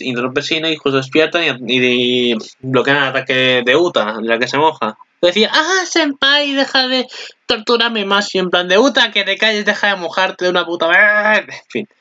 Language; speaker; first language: Spanish; native; Spanish